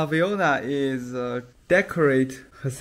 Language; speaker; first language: English; non-native, local second language; Chinese